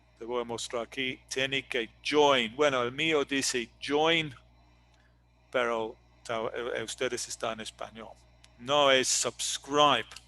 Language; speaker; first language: Spanish; non-native, fluent; English